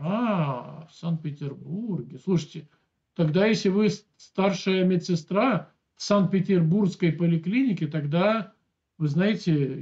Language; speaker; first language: Russian; native; Russian